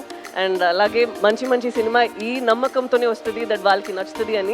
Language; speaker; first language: Telugu; non-native, fluent; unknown